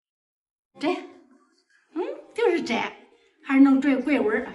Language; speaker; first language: Chinese; native; Chinese